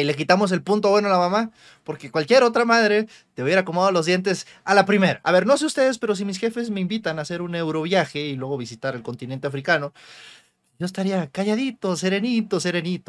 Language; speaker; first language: Spanish; native; Spanish